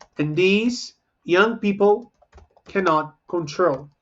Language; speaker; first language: English; non-native, fluent; Portuguese